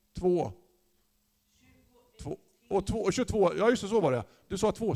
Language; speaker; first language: Swedish; native; Swedish